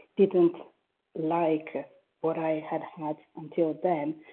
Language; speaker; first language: English; non-native, fluent; French